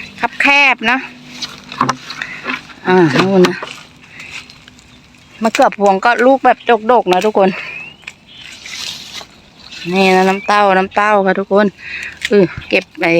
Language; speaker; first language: Thai; non-native, local second language; Northeastern Thai